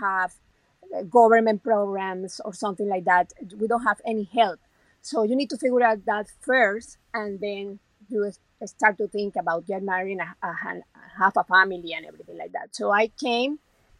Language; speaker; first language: English; non-native, fluent; Spanish